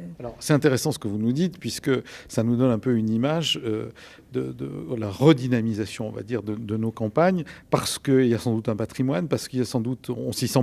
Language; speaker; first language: French; native; French